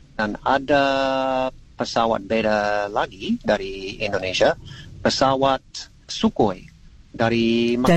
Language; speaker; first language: Indonesian; non-native, learner; English